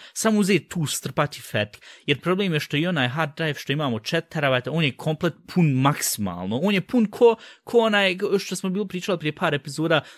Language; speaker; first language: Bosnian; early bilingual, heritage; Bosnian